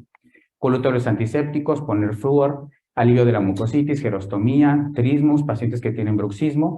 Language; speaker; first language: Spanish; native; Spanish